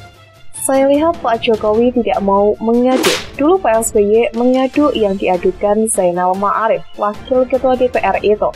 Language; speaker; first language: Indonesian; native; Indonesian